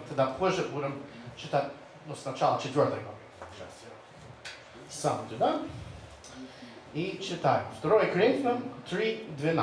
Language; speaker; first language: Russian; non-native, fluent; English